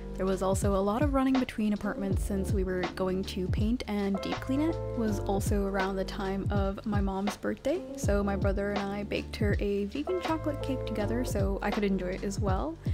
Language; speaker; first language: English; native; English